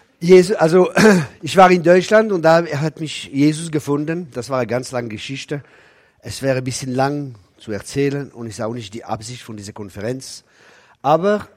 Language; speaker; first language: German; non-native, local second language; French